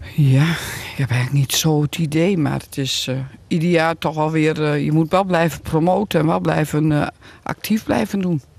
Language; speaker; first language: Dutch; native; Dutch